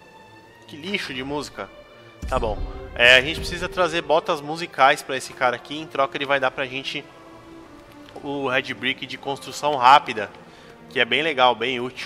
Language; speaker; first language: Portuguese; native; Portuguese